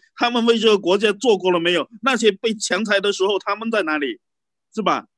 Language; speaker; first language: Chinese; native; Chinese